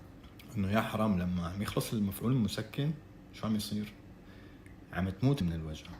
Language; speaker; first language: Arabic; native; Arabic